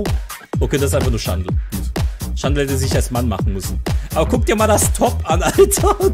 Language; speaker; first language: German; native; German